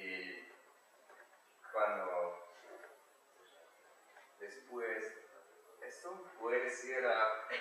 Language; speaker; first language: Spanish; non-native, learner; German